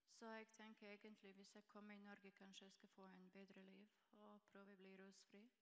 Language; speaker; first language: Norwegian; non-native, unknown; Croatian